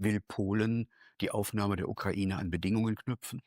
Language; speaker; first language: German; native; German